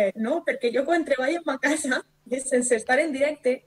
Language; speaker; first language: Spanish; non-native, local second language; Catalan